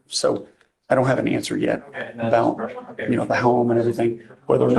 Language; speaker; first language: English; native; English